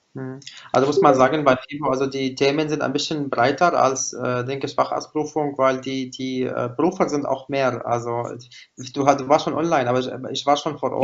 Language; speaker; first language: German; non-native, fluent; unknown